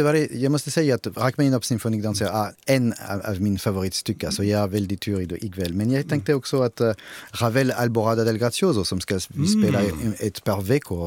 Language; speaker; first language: Swedish; non-native, fluent; French